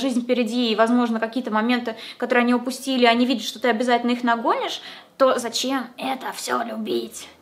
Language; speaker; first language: Russian; native; Russian